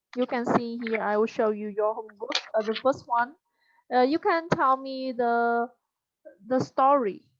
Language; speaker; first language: English; non-native, fluent; Vietnamese